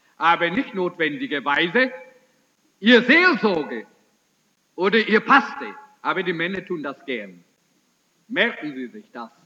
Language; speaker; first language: German; early bilingual, heritage; German